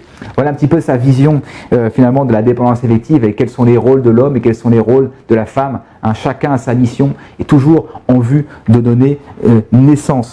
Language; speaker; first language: French; native; French